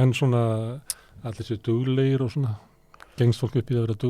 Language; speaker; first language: Icelandic; native; Icelandic